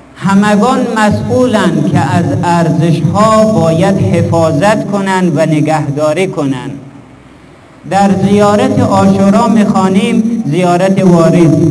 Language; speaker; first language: Persian; native; Persian